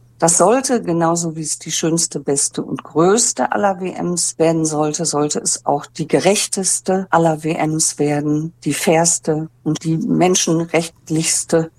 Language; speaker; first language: German; native; German